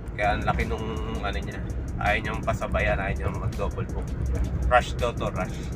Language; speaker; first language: Filipino; native; Filipino